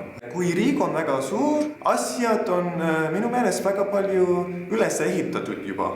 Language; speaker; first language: Estonian; non-native, learner; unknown